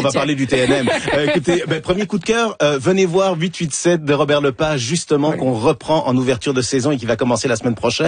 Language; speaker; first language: French; native; French